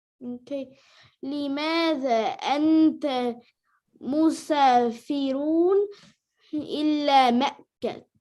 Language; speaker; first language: Arabic; non-native, learner; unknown